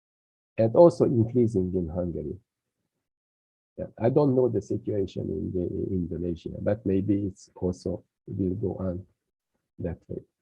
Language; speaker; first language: English; non-native, fluent; Hungarian